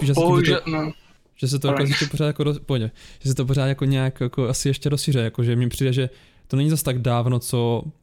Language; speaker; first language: Czech; native; Czech